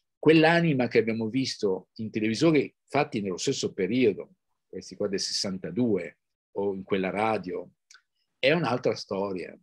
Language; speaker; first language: Italian; native; Italian